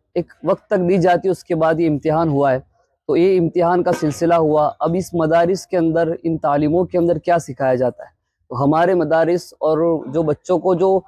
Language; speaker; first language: Urdu; non-native, local second language; Gujarati